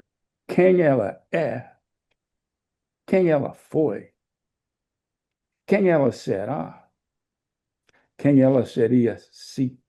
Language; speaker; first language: Portuguese; non-native, fluent; English